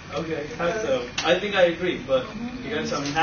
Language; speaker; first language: English; native; English